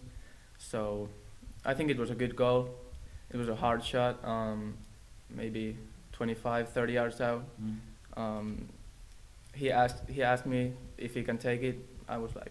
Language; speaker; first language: English; non-native, fluent; Finnish